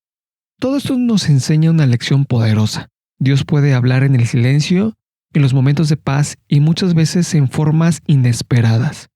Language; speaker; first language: Spanish; native; Spanish